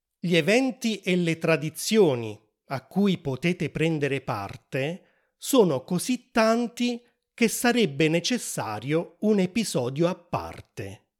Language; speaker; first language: Italian; native; Italian